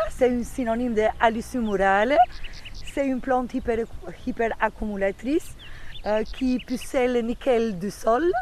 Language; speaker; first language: French; non-native, fluent; Albanian